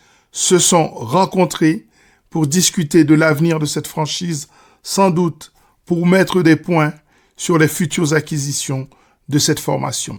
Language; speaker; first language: French; native; French